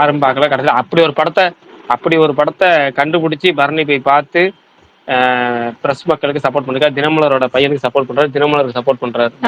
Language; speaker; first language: Tamil; native; Tamil